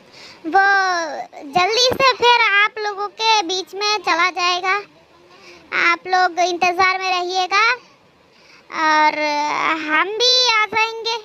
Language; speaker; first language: Hindi; non-native, learner; Bangla